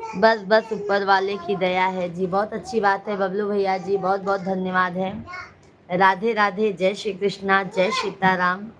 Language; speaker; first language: Hindi; native; Hindi